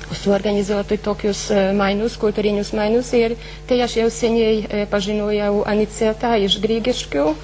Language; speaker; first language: Lithuanian; non-native, fluent; Hungarian